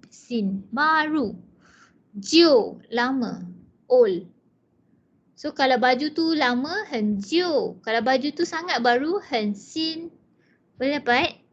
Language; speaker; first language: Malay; non-native, local second language; Chinese